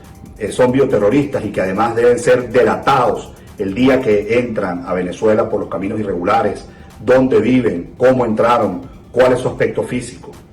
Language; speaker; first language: Spanish; native; Spanish